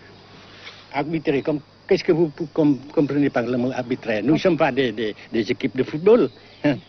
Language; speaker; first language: French; non-native, fluent; Vietnamese